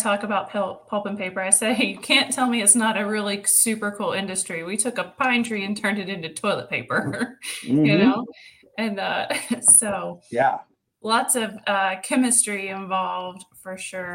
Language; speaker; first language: English; native; English